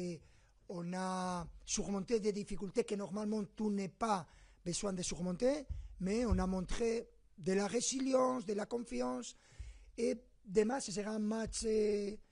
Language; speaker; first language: French; non-native, fluent; Spanish